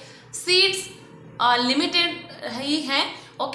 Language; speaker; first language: Hindi; native; Hindi